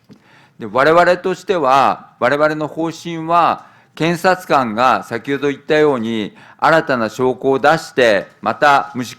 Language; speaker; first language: Japanese; native; Japanese